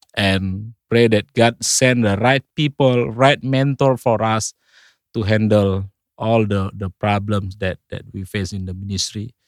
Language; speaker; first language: English; non-native, fluent; Indonesian